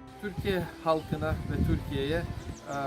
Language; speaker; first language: Turkish; non-native, fluent; Bosnian